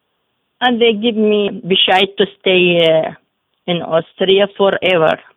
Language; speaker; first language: English; non-native, learner; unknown